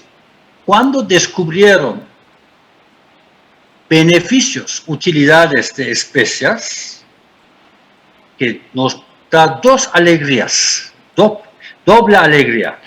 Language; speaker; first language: Spanish; non-native, fluent; Turkish